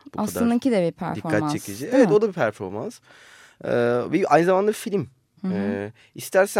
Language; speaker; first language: Turkish; native; Turkish